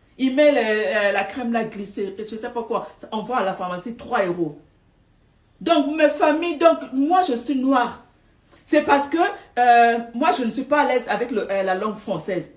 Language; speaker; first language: French; non-native, local second language; Lingala